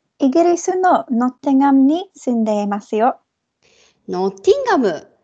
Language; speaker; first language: Japanese; non-native, fluent; English